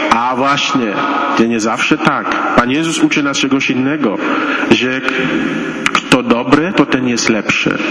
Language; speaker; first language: Polish; non-native, fluent; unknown